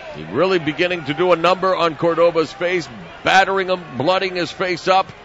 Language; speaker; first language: English; native; English